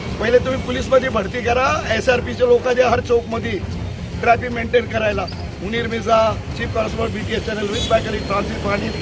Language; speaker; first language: Marathi; non-native, local second language; Urdu